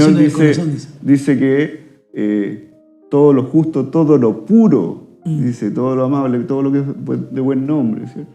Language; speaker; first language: Spanish; native; Spanish